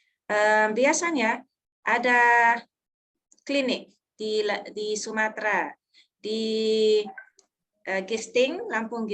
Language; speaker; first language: Indonesian; non-native, learner; Dutch